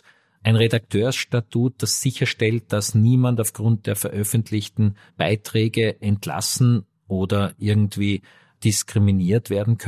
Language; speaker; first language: German; native; German